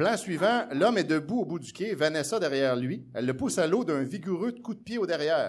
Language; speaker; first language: French; native; French